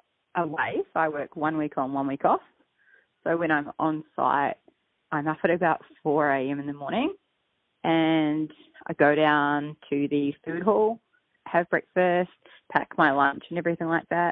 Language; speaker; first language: English; native; English